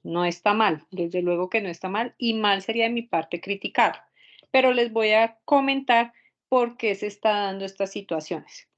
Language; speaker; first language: Spanish; native; Spanish